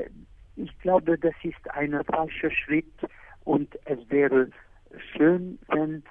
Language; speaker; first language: German; non-native, fluent; Arabic